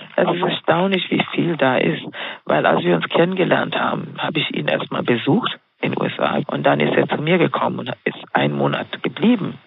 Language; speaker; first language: German; non-native, fluent; Swahili